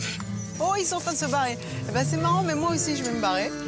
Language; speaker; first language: French; native; French